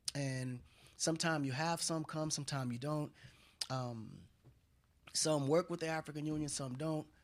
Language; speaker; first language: English; non-native, fluent; Wolof